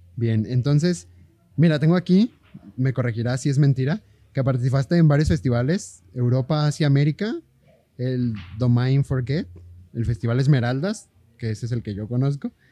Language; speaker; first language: Spanish; native; Spanish